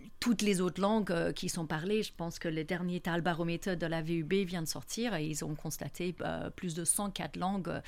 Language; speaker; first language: French; non-native, fluent; English